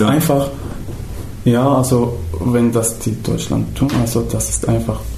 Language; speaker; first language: German; non-native, fluent; Arabic